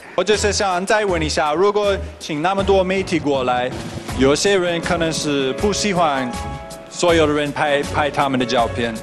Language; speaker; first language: Chinese; non-native, fluent; English